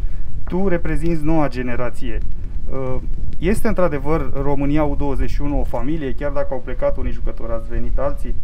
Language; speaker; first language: Romanian; native; Romanian